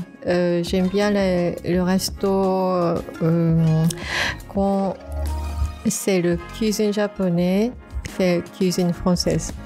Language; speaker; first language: French; non-native, fluent; Japanese